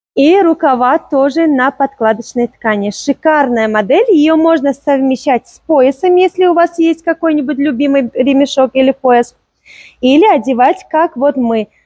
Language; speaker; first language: Russian; non-native, local second language; Tajik